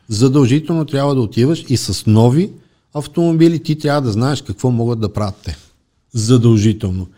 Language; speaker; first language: Bulgarian; native; Bulgarian